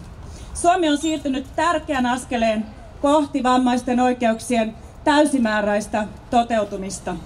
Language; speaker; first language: Finnish; native; Finnish